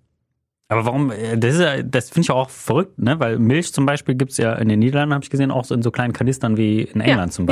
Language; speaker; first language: German; native; German